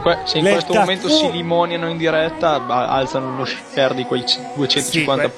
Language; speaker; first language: Italian; native; Italian